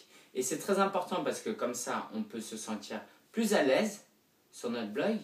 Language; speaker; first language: French; native; French